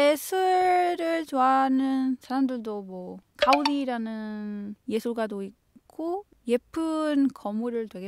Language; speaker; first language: Korean; non-native, fluent; Spanish